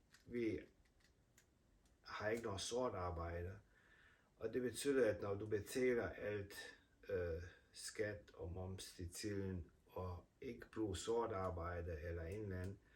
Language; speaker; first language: Danish; non-native, fluent; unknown